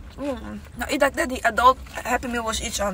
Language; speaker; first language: Dutch; non-native, learner; Italian